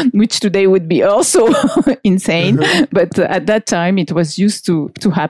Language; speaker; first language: English; non-native, fluent; French